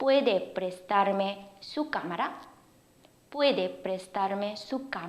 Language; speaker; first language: Spanish; non-native, fluent; Korean